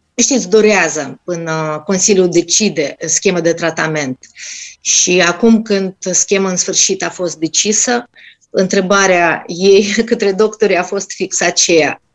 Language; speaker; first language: Romanian; non-native, fluent; Russian